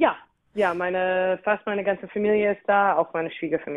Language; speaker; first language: German; non-native, fluent; English